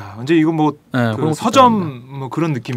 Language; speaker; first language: Korean; native; Korean